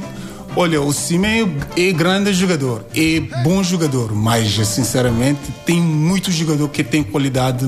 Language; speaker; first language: Portuguese; non-native, learner; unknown